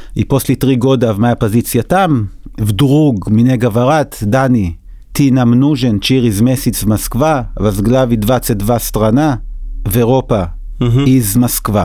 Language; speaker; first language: Russian; non-native, learner; Hebrew